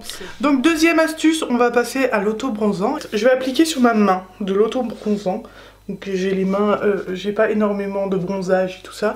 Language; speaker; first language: French; native; French